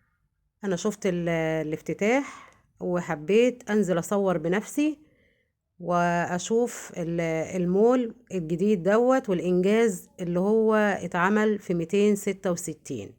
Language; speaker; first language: Arabic; native; Arabic